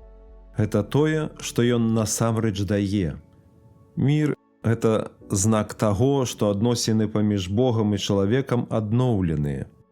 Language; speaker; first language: Belarusian; native; Belarusian